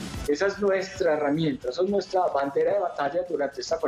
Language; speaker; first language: Spanish; native; Spanish